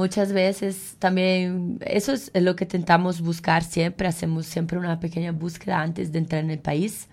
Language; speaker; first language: Spanish; non-native, fluent; Italian